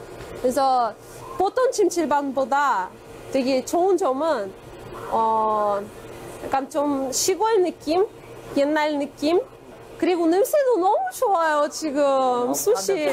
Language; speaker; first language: Korean; non-native, fluent; Russian